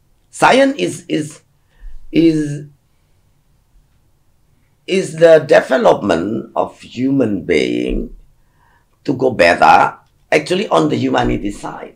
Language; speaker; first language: English; non-native, fluent; Indonesian